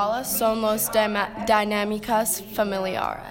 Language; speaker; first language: Spanish; non-native, learner; English